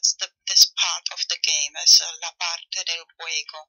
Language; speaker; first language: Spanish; non-native, fluent; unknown